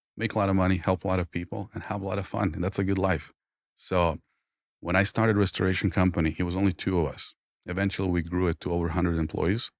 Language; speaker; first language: English; non-native, fluent; Croatian